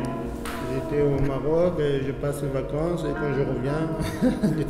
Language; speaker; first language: French; non-native, fluent; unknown